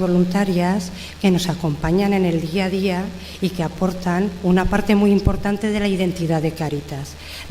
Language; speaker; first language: Spanish; native; Spanish